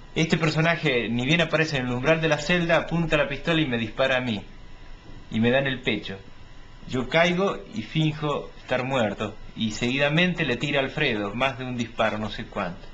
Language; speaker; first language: Spanish; native; Spanish